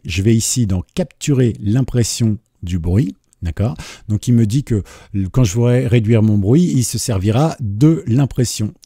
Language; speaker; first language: French; native; French